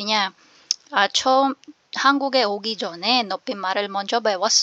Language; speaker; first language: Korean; non-native, fluent; Filipino